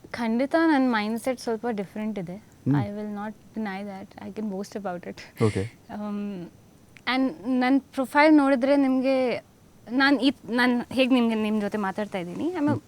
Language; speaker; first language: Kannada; non-native, fluent; Hindi